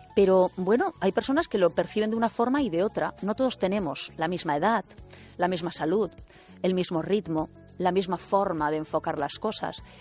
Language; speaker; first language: Spanish; native; Spanish